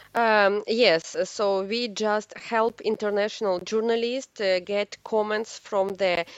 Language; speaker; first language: English; non-native, learner; Ukrainian